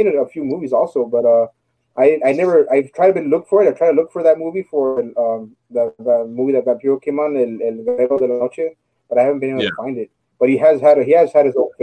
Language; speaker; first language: English; native; English